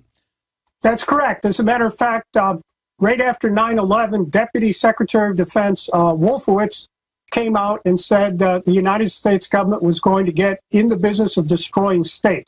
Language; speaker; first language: English; native; English